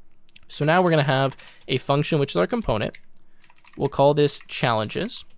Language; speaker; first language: English; native; English